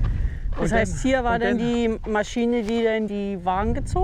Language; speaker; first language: German; native; German